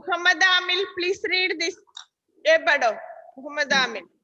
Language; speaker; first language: English; non-native, local second language; Malayalam